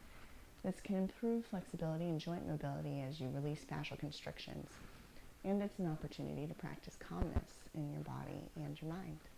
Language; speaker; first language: English; native; English